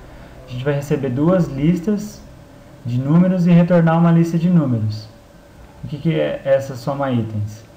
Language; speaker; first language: Portuguese; native; Portuguese